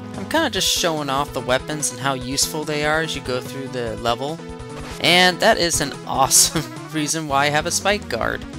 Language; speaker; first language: English; native; English